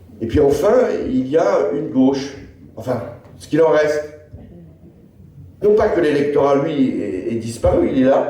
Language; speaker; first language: French; native; French